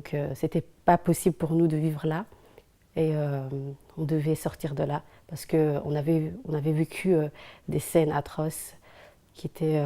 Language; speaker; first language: French; early bilingual, other home language; Somali